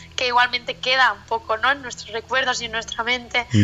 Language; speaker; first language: Spanish; native; Spanish